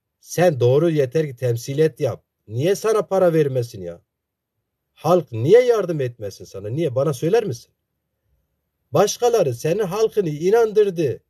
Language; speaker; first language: Turkish; non-native, local second language; Zaza